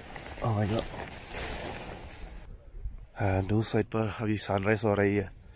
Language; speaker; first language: Hindi; non-native, local second language; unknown